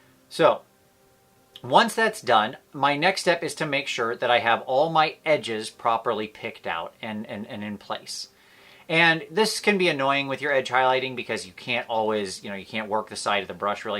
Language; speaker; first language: English; native; English